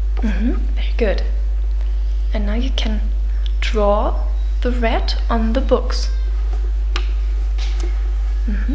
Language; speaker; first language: English; non-native, fluent; German